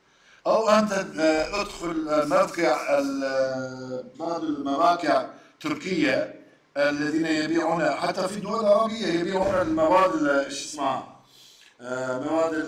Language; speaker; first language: Arabic; non-native, fluent; Turkish